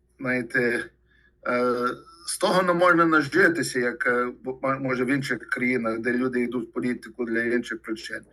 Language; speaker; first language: Ukrainian; early bilingual, heritage; Ukrainian